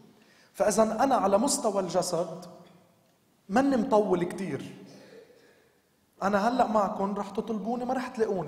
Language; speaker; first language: Arabic; native; Arabic